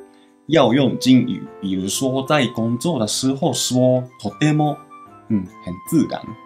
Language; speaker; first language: Chinese; non-native, fluent; Japanese